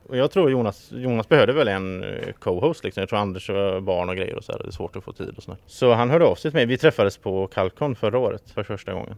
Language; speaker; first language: Swedish; native; Swedish